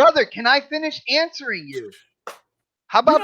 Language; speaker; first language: English; native; English